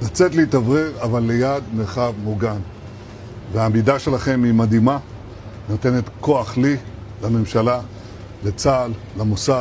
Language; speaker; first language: Hebrew; native; Hebrew